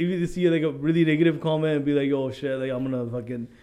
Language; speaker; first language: English; native; English